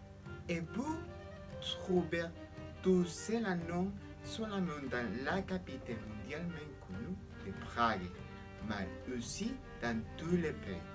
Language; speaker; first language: French; non-native, learner; Spanish